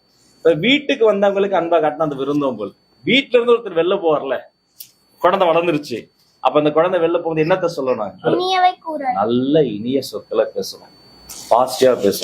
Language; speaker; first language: Tamil; native; Tamil